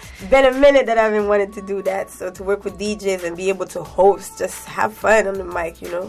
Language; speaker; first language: English; early bilingual, other home language; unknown